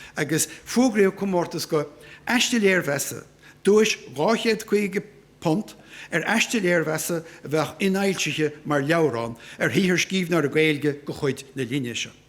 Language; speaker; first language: Irish; native; Irish